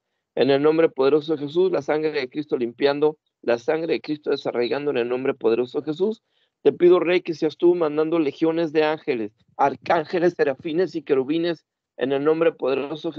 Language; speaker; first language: Spanish; native; Spanish